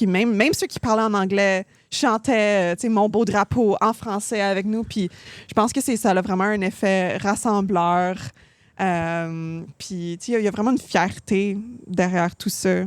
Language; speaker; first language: French; native; French